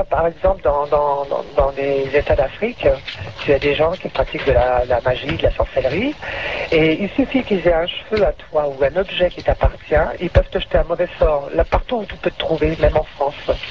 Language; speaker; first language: French; native; French